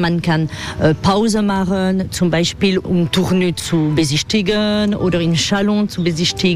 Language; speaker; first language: German; non-native, fluent; French